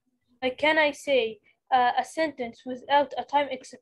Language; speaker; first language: English; non-native, fluent; Arabic